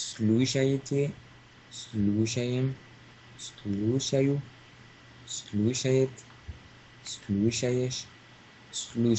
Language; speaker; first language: Russian; non-native, learner; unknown